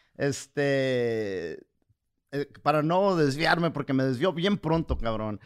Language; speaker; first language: Spanish; early bilingual, heritage; Spanish